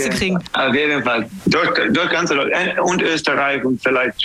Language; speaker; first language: German; non-native, learner; English